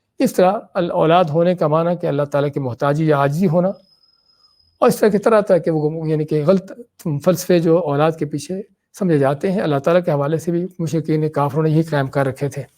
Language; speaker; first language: Urdu; native; Urdu